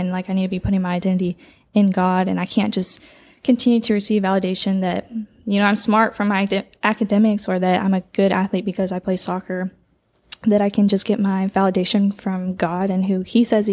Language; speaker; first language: English; native; English